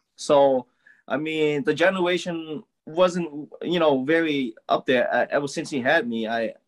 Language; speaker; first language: English; early bilingual, other home language; Lao